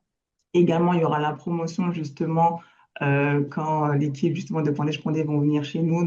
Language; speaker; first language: French; native; French